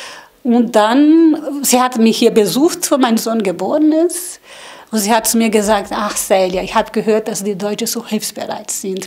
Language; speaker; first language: German; non-native, learner; Portuguese